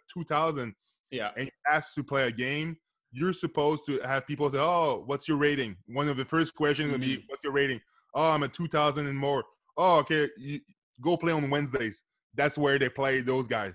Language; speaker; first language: English; native; English